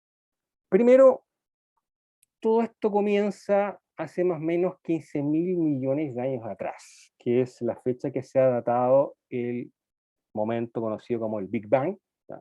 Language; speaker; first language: Spanish; native; Spanish